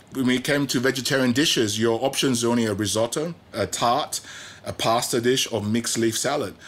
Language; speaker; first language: English; native; English